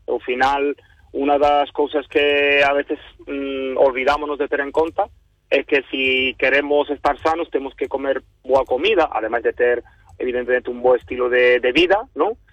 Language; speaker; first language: Galician; non-native, fluent; Italian